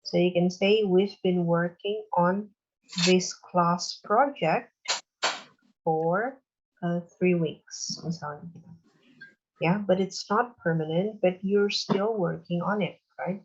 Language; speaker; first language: English; non-native, local second language; Indonesian